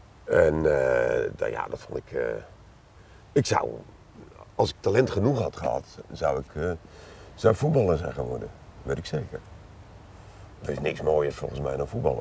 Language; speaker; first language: Dutch; native; Dutch